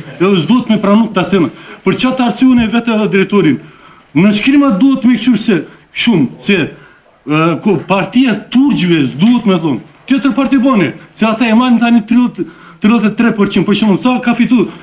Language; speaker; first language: Albanian; non-native, local second language; Turkish